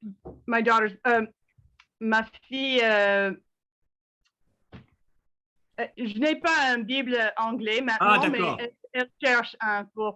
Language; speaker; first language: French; non-native, fluent; English